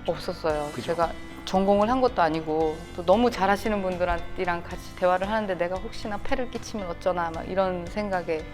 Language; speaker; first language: Korean; native; Korean